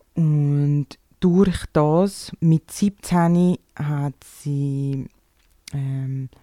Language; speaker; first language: German; non-native, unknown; Portuguese